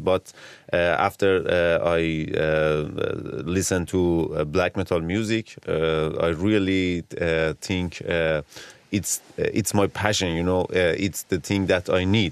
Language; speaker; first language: English; non-native, learner; Persian